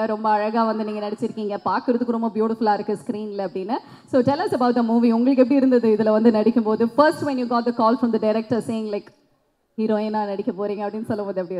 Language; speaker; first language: Tamil; native; Tamil